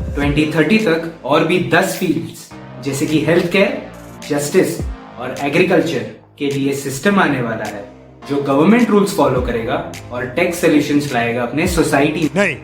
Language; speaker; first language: Hindi; native; Hindi